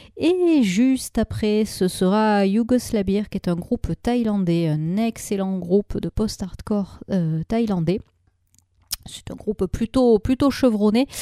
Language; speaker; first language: French; native; French